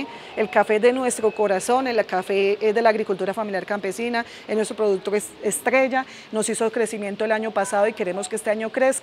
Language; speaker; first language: Spanish; native; Spanish